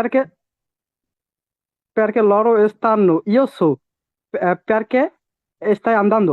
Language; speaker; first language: Italian; non-native, learner; Bangla